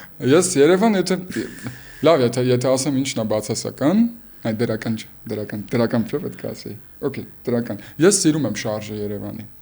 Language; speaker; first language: Armenian; early bilingual, heritage; Armenian